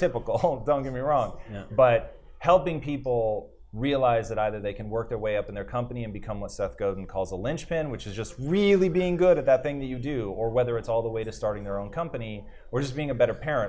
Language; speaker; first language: English; native; English